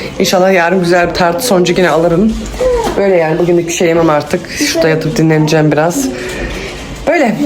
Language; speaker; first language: Turkish; early bilingual, heritage; Turkish